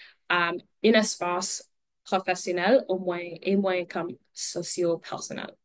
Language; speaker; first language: French; non-native, local second language; English